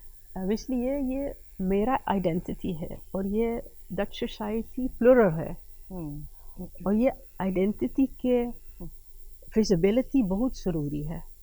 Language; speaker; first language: Hindi; early bilingual, heritage; Dutch